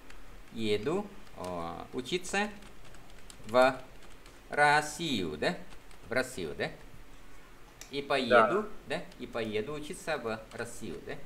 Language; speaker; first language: Russian; non-native, fluent; Vietnamese